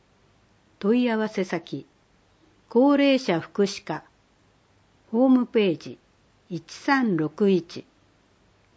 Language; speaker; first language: Japanese; native; Japanese